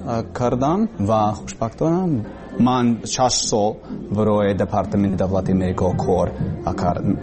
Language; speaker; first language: Persian; non-native, learner; English